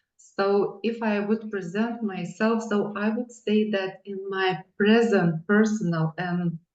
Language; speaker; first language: English; non-native, fluent; Lithuanian